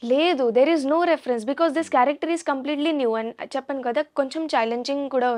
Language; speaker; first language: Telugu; non-native, learner; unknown